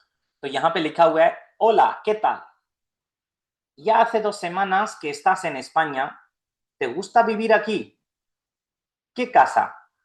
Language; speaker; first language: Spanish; non-native, fluent; Urdu